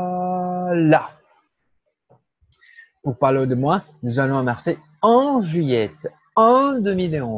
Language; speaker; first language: French; non-native, fluent; Portuguese